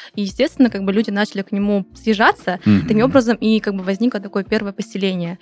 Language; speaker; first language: Russian; non-native, local second language; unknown